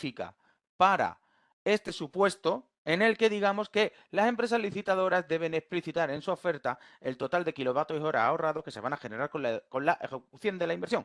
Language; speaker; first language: Spanish; native; Spanish